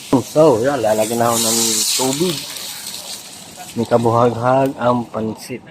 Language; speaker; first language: Filipino; native; Filipino